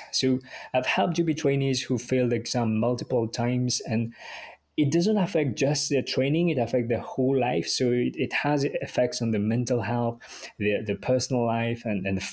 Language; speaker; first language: English; non-native, fluent; Morisyen